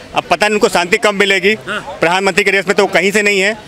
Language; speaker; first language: Hindi; native; Hindi